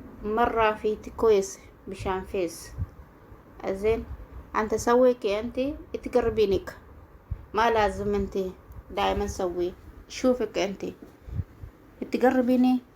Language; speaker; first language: Arabic; non-native, learner; Oromo